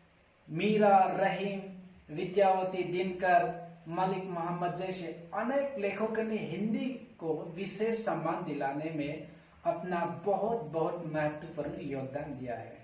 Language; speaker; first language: Hindi; non-native, local second language; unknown